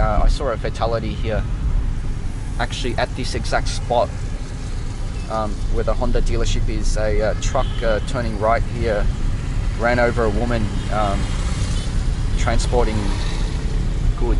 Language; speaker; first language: English; native; English